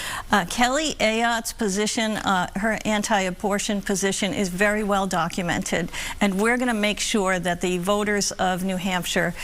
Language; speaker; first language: English; native; English